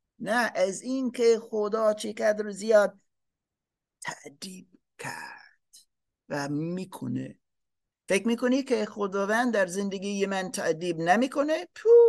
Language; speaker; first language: Persian; non-native, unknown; German